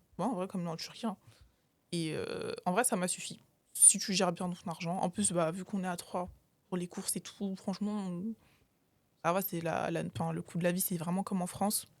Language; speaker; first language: French; native; French